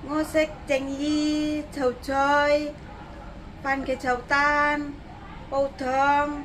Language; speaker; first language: Cantonese; non-native, learner; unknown